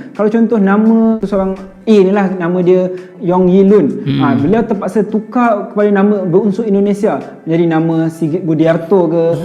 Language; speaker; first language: Malay; native; Malay